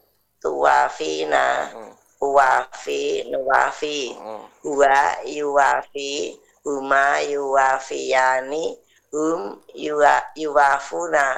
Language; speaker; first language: Arabic; non-native, learner; Indonesian